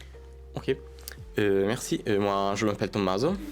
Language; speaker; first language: French; non-native, learner; Italian